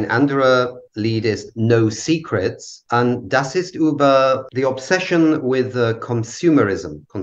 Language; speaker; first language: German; non-native, learner; English